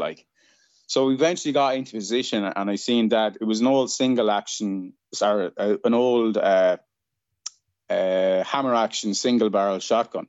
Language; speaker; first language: English; native; English